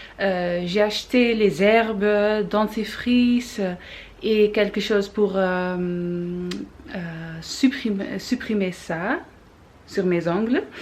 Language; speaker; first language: French; non-native, learner; Dutch